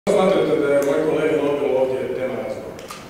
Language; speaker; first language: Croatian; native; Croatian